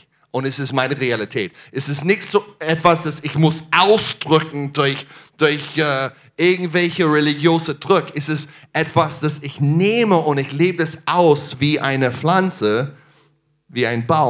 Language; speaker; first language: German; non-native, fluent; English